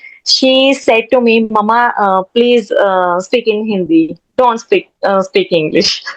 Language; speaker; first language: English; non-native, learner; Hindi